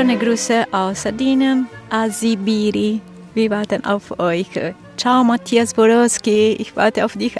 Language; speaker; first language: German; non-native, fluent; Italian